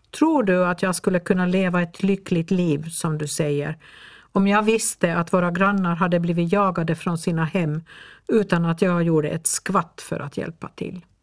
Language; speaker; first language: Swedish; native; Swedish